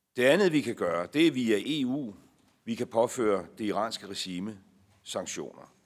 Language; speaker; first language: Danish; native; Danish